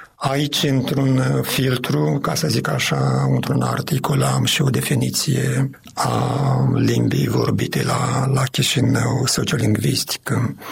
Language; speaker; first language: Romanian; native; Romanian